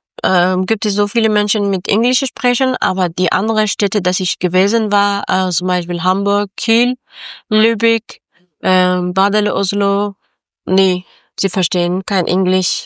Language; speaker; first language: German; non-native, learner; Persian